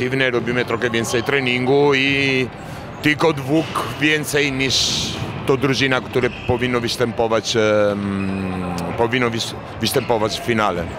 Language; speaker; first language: Polish; non-native, learner; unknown